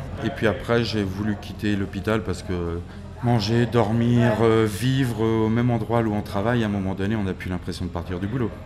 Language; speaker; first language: French; native; French